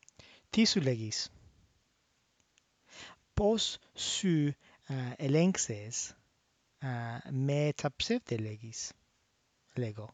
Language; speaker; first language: Greek; non-native, fluent; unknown